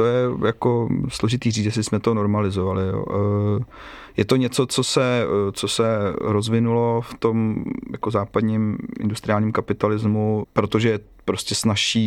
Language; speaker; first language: Czech; native; Czech